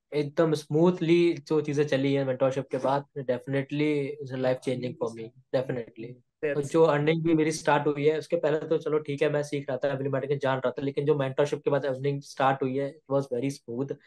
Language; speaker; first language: Hindi; native; Hindi